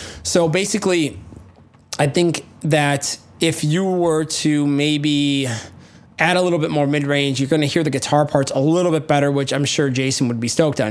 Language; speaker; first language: English; native; English